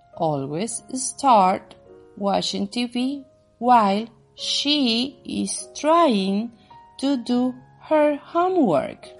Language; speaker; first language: English; non-native, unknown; Spanish